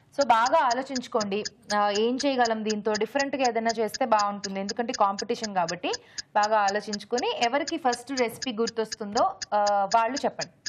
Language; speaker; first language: Telugu; native; Telugu